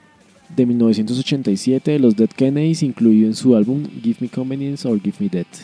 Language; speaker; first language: Spanish; native; Spanish